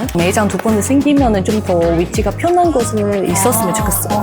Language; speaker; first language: Korean; non-native, fluent; Chinese